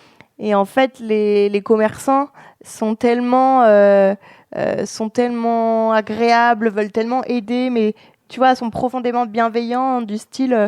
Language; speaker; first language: French; native; French